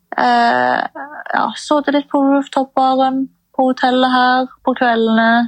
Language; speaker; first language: Norwegian; early bilingual, other home language; Arabic